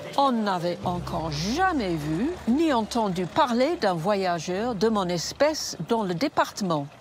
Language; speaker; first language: French; non-native, fluent; English